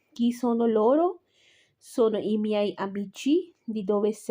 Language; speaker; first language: Italian; non-native, learner; Urdu